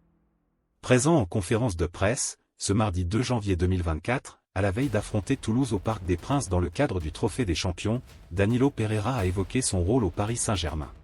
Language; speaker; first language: French; native; French